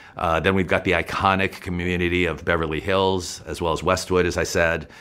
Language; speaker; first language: English; native; English